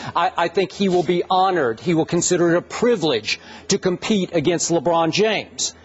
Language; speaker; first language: English; native; English